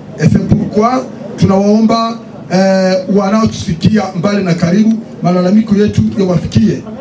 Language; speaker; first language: Swahili; non-native, local second language; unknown